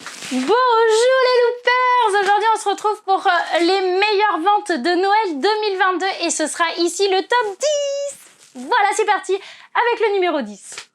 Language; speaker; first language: French; native; French